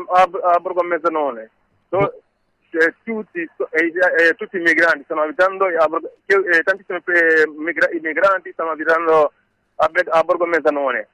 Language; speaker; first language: Italian; non-native, learner; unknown